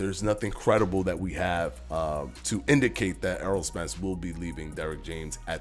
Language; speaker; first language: English; native; English